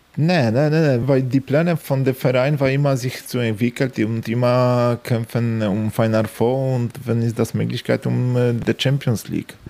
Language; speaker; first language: German; non-native, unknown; Polish